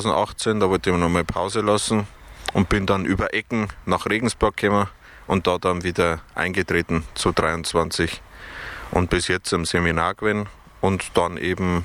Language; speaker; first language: German; native; German